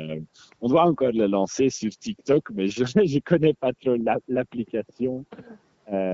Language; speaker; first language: French; non-native, local second language; Dutch